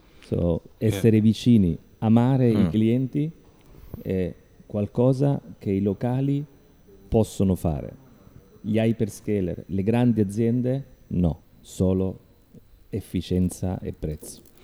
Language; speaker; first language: Italian; native; Italian